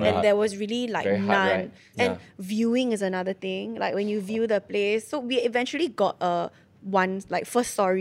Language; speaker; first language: English; native; English